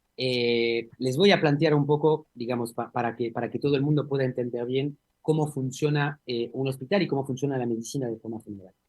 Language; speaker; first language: Spanish; early bilingual, heritage; Spanish